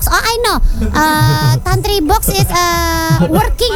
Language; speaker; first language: English; non-native, learner; Indonesian